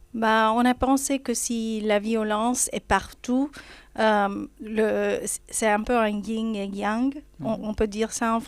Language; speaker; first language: French; non-native, fluent; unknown